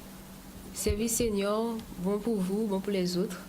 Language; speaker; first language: French; native; French